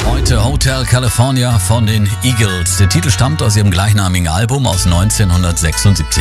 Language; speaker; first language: German; native; German